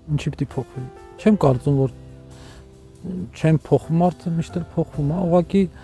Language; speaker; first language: Armenian; native; Armenian